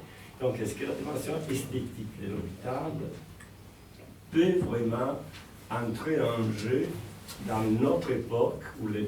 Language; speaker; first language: French; native; French